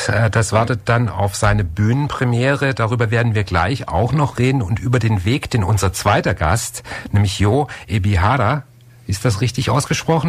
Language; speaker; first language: German; native; German